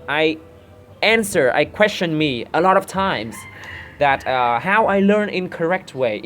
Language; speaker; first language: English; non-native, learner; Vietnamese